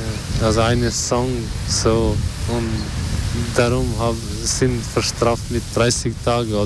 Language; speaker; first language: German; non-native, learner; Albanian